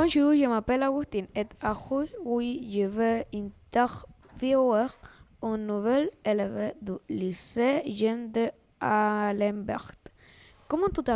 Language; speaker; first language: French; non-native, learner; Spanish